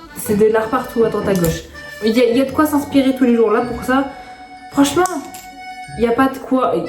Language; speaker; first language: French; early bilingual, other home language; Arabic